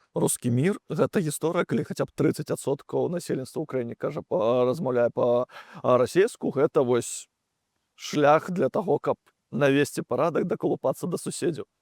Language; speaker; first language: Belarusian; non-native, local second language; Russian